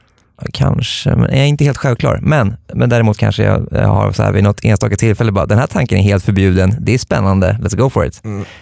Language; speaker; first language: Swedish; native; Swedish